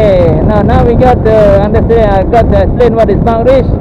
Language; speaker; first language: English; non-native, local second language; Malay